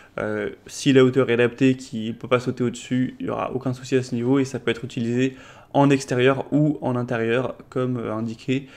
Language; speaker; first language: French; native; French